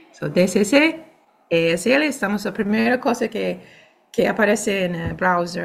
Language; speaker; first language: Spanish; non-native, fluent; English